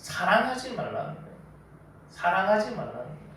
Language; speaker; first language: Korean; native; Korean